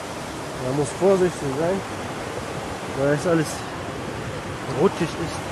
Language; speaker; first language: German; non-native, fluent; Russian